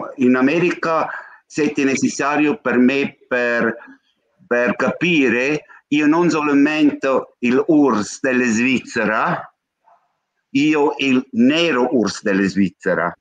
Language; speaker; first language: Italian; non-native, learner; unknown